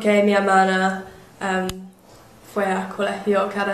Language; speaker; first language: Spanish; non-native, learner; English